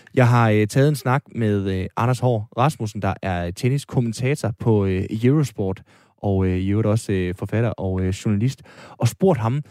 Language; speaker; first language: Danish; native; Danish